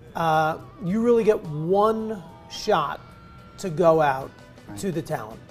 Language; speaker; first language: English; native; English